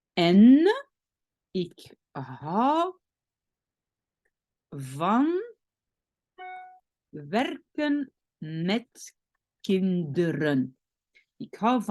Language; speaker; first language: Dutch; non-native, local second language; French